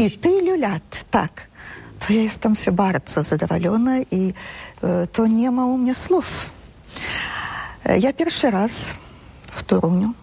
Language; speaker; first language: Polish; early bilingual, heritage; Polish